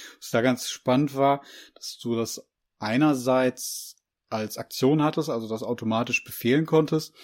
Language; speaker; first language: German; native; German